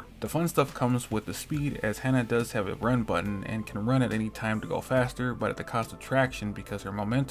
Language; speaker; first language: English; native; English